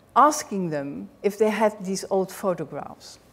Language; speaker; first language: English; non-native, fluent; Dutch